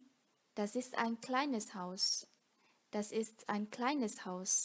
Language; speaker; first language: German; non-native, fluent; Vietnamese